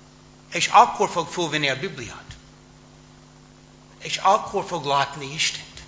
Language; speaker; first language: Hungarian; non-native, fluent; English